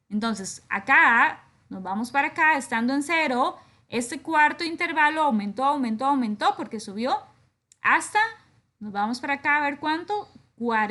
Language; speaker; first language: Spanish; native; Spanish